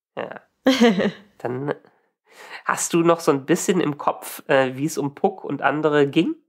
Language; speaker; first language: German; native; German